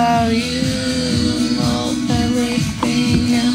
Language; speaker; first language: English; non-native, learner; Slovak